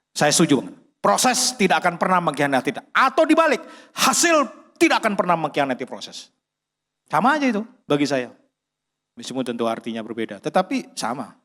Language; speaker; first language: Indonesian; native; Indonesian